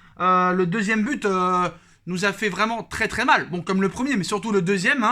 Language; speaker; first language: French; native; French